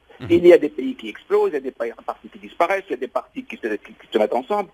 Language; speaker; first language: French; non-native, local second language; Arabic